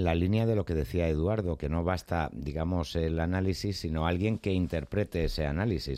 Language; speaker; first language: Spanish; native; Spanish